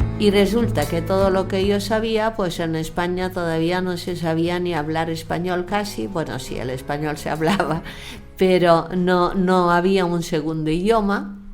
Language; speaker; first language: Spanish; non-native, fluent; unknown